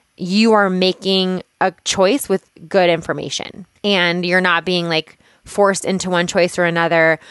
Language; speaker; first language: English; native; English